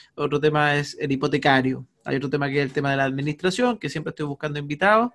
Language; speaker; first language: Spanish; native; Spanish